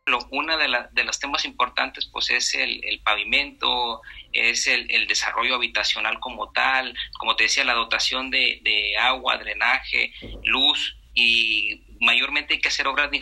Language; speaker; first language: Spanish; native; Spanish